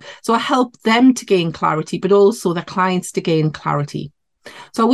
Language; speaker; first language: English; native; English